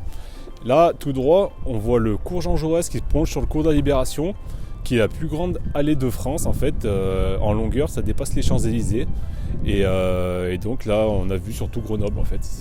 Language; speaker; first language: French; native; French